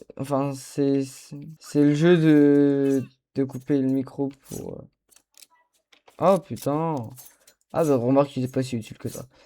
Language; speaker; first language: French; native; French